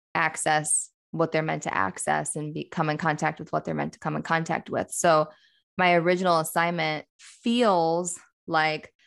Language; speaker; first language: English; native; English